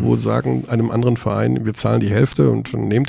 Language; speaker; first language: German; native; German